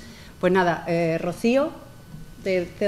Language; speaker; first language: Spanish; native; Spanish